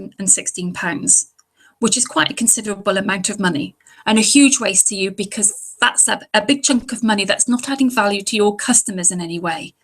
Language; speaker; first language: English; native; English